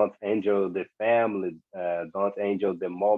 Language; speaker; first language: English; non-native, learner; Portuguese